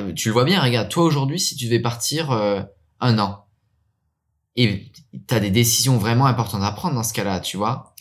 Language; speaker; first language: French; early bilingual, heritage; French